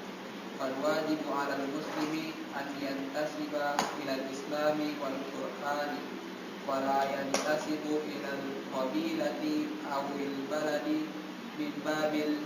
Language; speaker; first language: Arabic; non-native, learner; Indonesian